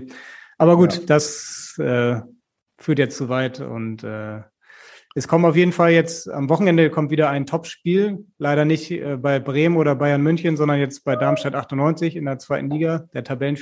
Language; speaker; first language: German; native; German